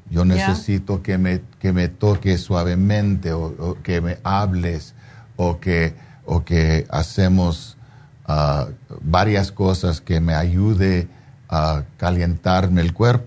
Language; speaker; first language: Spanish; non-native, fluent; English